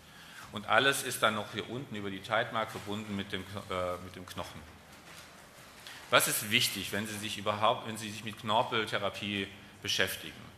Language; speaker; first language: German; native; German